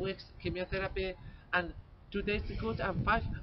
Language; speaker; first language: English; non-native, learner; Spanish